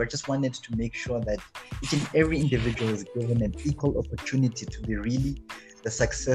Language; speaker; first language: English; non-native, local second language; Zulu